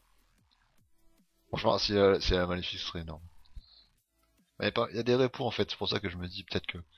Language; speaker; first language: French; native; French